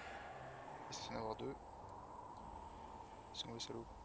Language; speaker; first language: French; native; French